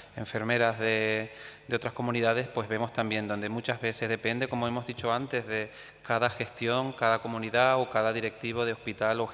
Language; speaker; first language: Spanish; native; Spanish